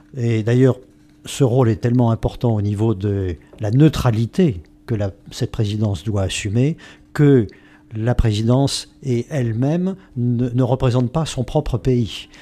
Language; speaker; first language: French; native; French